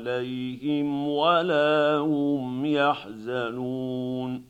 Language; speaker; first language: Arabic; native; Arabic